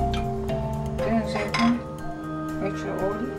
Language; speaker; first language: Dutch; non-native, learner; Arabic